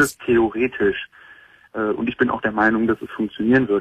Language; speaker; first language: German; native; German